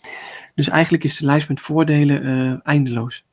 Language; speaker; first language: Dutch; native; Dutch